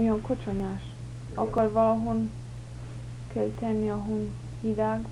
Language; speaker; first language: Hungarian; early bilingual, heritage; English